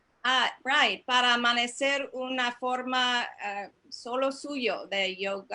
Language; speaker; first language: Spanish; non-native, learner; English